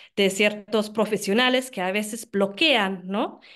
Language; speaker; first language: Spanish; non-native, fluent; German